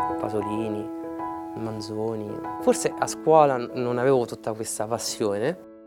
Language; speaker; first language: Italian; early bilingual, other home language; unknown